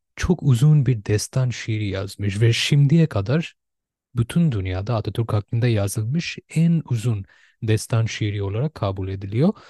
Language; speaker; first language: Turkish; non-native, fluent; Bangla